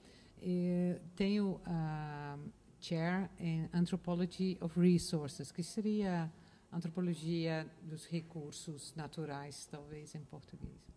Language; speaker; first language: Portuguese; non-native, fluent; Dutch